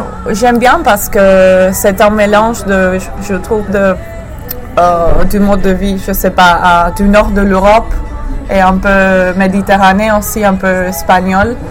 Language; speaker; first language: French; non-native, fluent; English